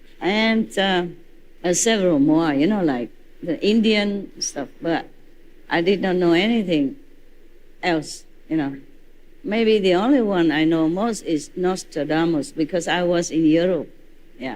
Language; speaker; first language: English; non-native, fluent; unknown